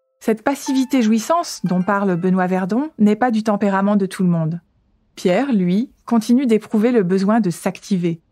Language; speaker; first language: French; native; French